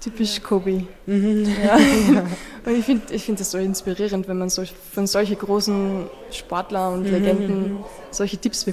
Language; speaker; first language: German; native; German